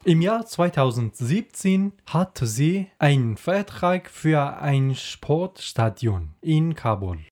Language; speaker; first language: German; non-native, learner; Persian